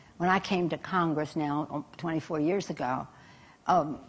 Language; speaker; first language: English; native; English